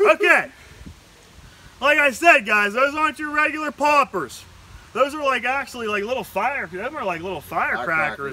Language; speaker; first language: English; native; English